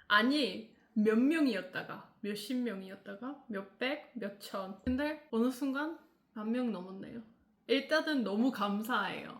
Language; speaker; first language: Korean; non-native, fluent; English